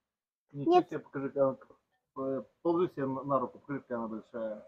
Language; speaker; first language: Russian; native; Russian